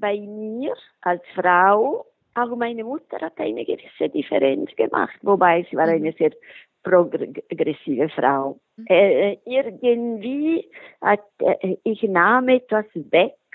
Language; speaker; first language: German; non-native, local second language; Italian